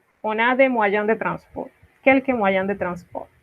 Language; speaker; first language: French; non-native, fluent; Spanish